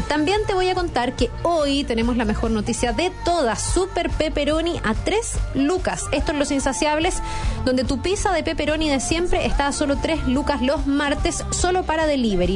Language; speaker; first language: Spanish; native; Spanish